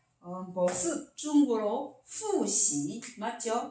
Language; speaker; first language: Korean; non-native, learner; Chinese